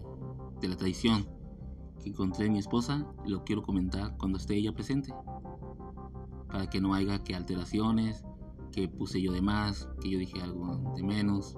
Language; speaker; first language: Spanish; native; Spanish